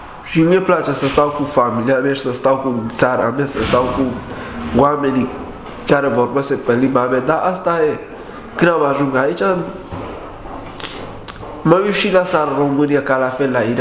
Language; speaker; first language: Romanian; non-native, learner; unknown